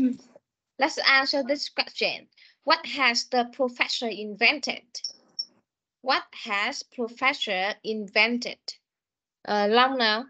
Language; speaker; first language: English; non-native, fluent; Vietnamese